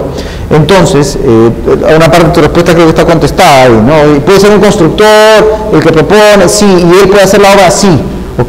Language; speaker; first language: Spanish; native; Spanish